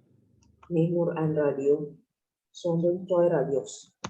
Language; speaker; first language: German; non-native, learner; Indonesian